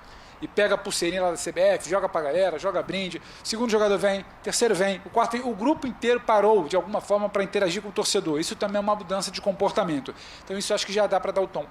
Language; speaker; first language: Portuguese; native; Portuguese